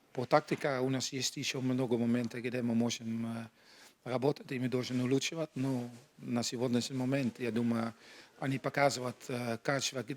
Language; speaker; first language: Russian; non-native, learner; Dutch